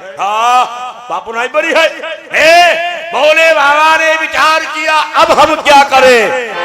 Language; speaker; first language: Hindi; native; Hindi